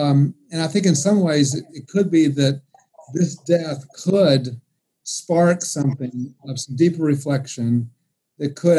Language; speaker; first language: English; native; English